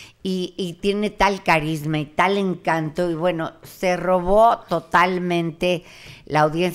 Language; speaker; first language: Spanish; native; Spanish